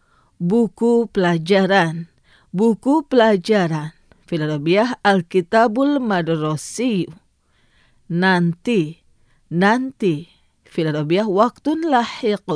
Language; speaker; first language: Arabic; non-native, fluent; Indonesian